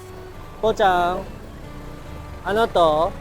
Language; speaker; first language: Filipino; non-native, learner; Japanese